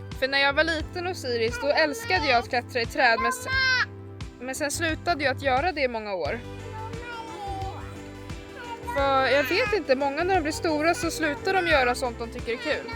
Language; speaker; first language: Swedish; native; Swedish